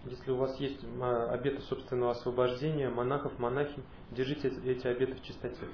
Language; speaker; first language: Russian; native; Russian